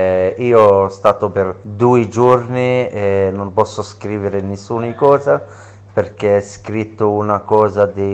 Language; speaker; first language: Italian; non-native, learner; Arabic